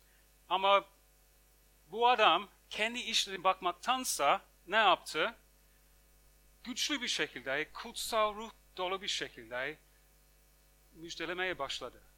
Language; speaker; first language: Turkish; non-native, fluent; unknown